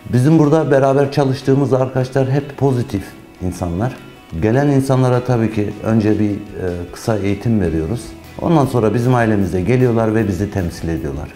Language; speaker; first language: Turkish; early bilingual, heritage; Turkish